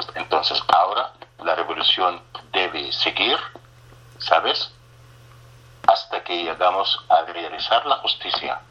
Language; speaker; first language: Spanish; non-native, fluent; Arabic